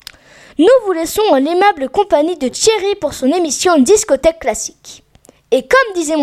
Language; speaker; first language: French; native; French